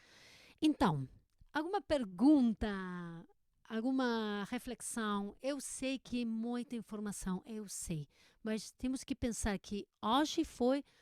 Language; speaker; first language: Portuguese; non-native, learner; Spanish